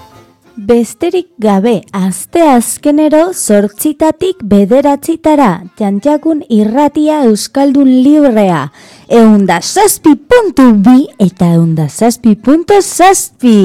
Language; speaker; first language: Basque; non-native, local second language; Spanish